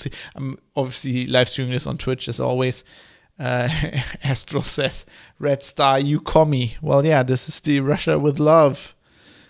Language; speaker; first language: English; non-native, fluent; German